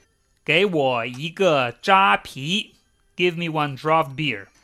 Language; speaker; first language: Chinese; non-native, fluent; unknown